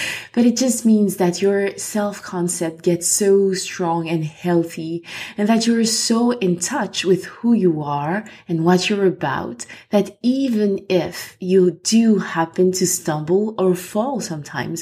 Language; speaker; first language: English; non-native, fluent; French